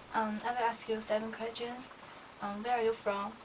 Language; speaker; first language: English; non-native, learner; Chinese